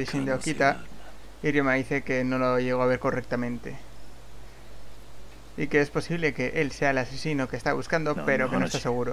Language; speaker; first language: Spanish; native; Spanish